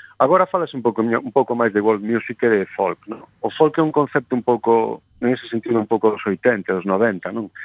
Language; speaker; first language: Galician; native; Galician